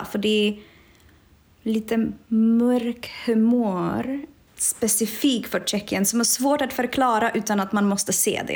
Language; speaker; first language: Swedish; non-native, fluent; Czech